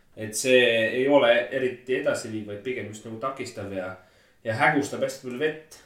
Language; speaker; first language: Estonian; native; Estonian